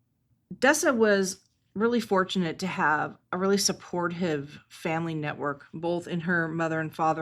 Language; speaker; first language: English; native; English